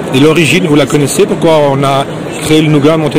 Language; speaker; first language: French; native; French